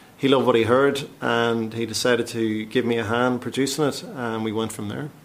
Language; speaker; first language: English; native; English